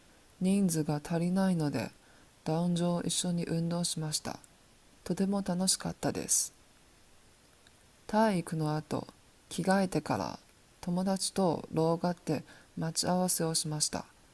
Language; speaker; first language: Japanese; non-native, learner; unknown